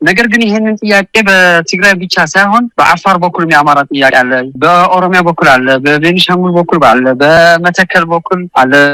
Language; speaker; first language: Amharic; non-native, local second language; Tigrinya